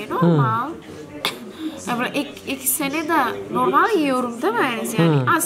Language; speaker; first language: Turkish; non-native, learner; Indonesian